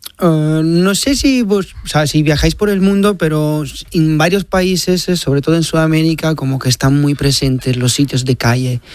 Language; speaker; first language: Spanish; non-native, fluent; Italian